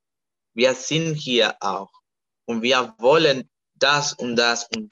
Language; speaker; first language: German; non-native, fluent; Spanish